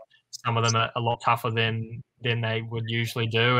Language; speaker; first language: English; native; English